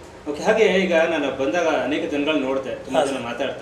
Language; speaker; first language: Kannada; native; Kannada